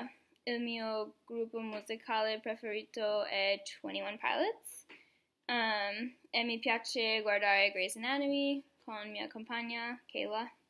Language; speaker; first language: Italian; non-native, learner; English